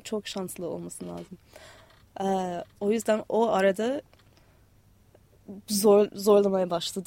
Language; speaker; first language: Turkish; non-native, fluent; English